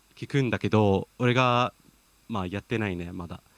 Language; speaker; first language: Japanese; non-native, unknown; English